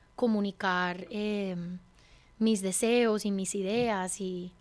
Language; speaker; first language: Spanish; early bilingual, heritage; Spanish